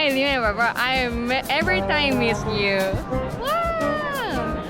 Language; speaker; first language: English; non-native, learner; Korean